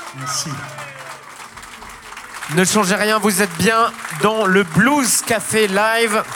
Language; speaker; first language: French; native; French